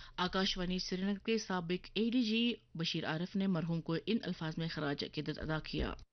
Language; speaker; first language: Urdu; non-native, local second language; Kashmiri